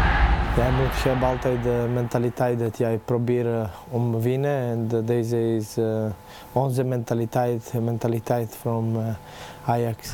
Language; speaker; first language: Dutch; non-native, learner; Serbian